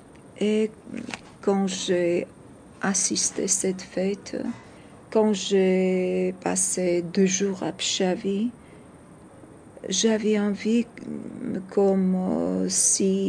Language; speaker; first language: French; non-native, fluent; Georgian